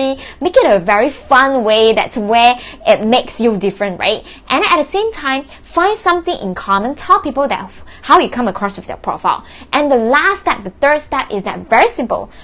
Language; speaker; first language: English; non-native, local second language; Chinese